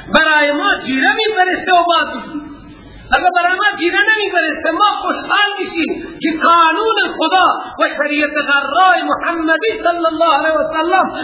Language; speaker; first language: Persian; non-native, local second language; Baluchi